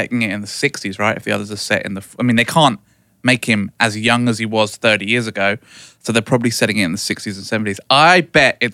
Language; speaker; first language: English; native; English